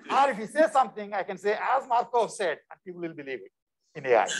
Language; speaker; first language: English; non-native, local second language; Telugu